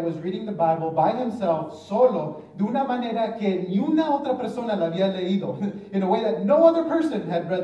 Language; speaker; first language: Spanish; early bilingual, heritage; English